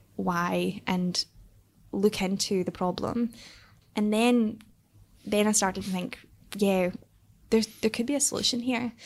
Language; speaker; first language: English; native; English